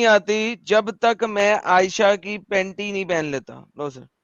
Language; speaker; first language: Hindi; native; Hindi